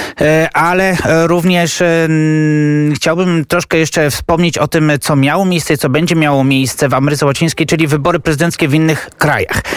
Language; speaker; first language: Polish; native; Polish